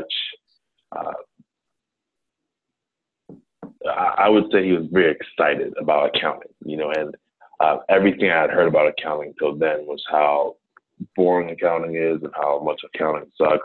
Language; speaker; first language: English; non-native, local second language; Akan